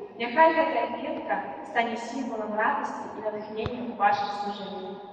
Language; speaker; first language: Belarusian; native; Belarusian